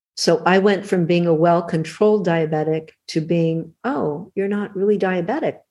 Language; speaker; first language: English; native; English